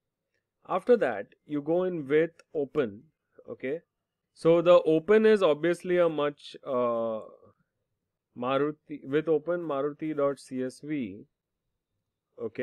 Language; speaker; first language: English; non-native, local second language; Hindi